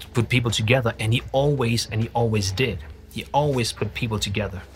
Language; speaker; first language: English; non-native, fluent; Danish